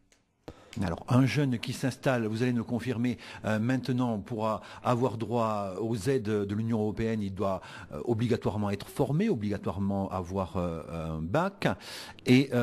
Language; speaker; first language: French; native; French